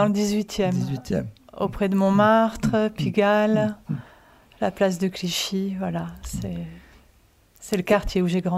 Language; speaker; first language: French; early bilingual, other home language; Italian